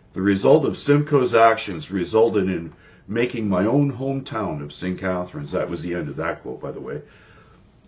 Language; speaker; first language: English; native; English